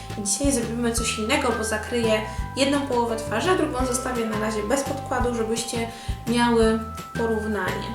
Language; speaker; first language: Polish; native; Polish